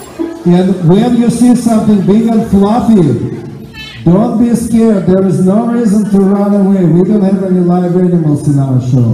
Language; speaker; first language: English; non-native, fluent; Russian